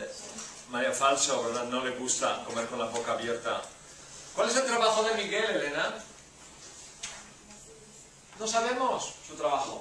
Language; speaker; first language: Spanish; non-native, fluent; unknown